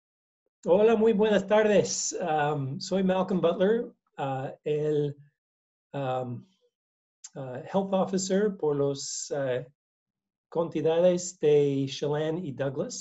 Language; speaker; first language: Spanish; non-native, learner; English